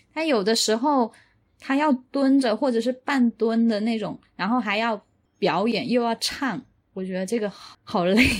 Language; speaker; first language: Chinese; non-native, local second language; Min Nan Chinese